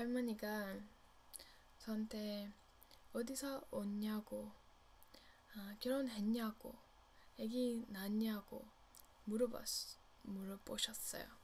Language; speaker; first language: Korean; non-native, learner; English